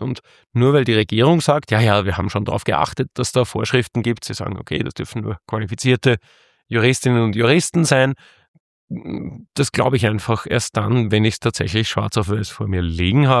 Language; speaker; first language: German; native; German